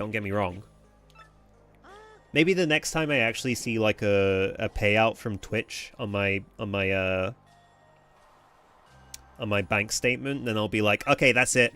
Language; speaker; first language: English; native; English